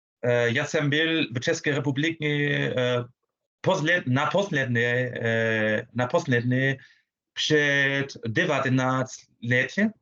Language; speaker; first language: Czech; non-native, learner; German